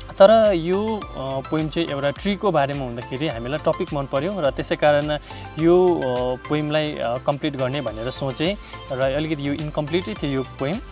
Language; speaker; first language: Nepali; non-native, local second language; Sherpa